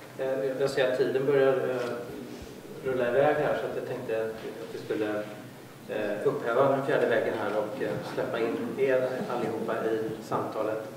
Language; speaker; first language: Swedish; native; Swedish